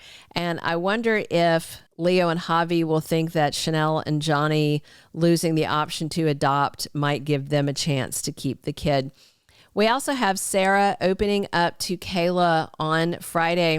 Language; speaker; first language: English; native; English